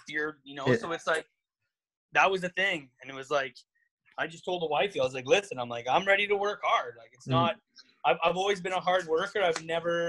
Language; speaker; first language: English; native; English